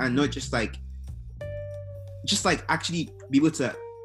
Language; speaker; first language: English; non-native, local second language; Igbo